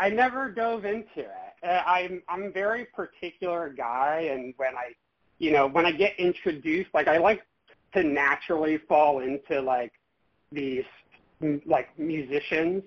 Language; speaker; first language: English; native; English